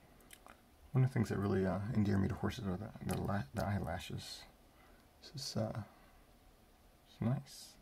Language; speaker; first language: English; native; English